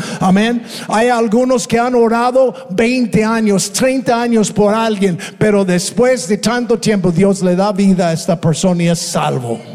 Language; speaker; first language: Spanish; non-native, fluent; English